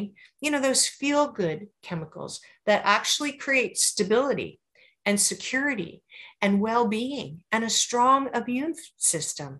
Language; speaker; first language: English; native; English